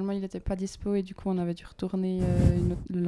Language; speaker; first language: French; native; French